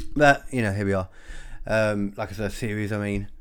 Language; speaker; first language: English; native; English